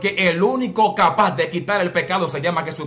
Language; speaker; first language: Spanish; native; Spanish